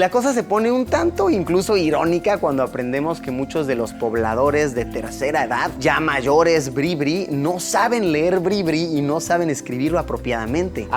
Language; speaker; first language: Spanish; native; Spanish